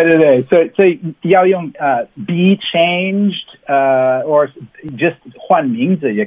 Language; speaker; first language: Chinese; non-native, learner; English